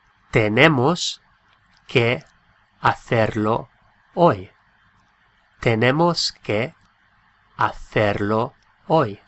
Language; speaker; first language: Spanish; non-native, fluent; English